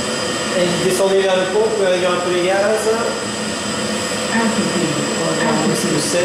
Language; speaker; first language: French; native; French